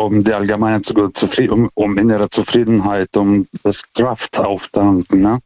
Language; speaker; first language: German; non-native, fluent; Lithuanian